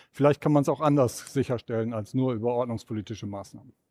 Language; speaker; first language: German; native; German